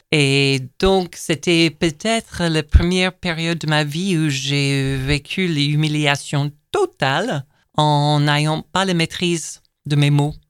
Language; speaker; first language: French; non-native, fluent; English